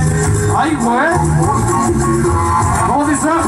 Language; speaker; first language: Spanish; native; Spanish